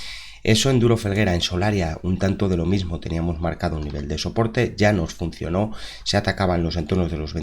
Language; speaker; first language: Spanish; native; Spanish